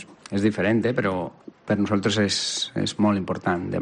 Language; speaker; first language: Catalan; non-native, learner; Spanish